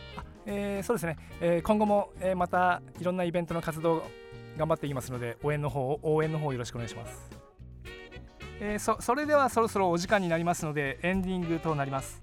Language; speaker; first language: Japanese; native; Japanese